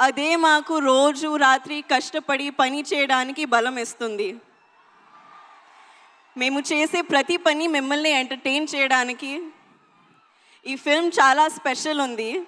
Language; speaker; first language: Telugu; non-native, local second language; Hindi